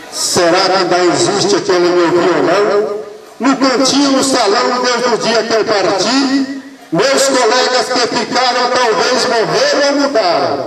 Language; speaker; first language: Portuguese; native; Portuguese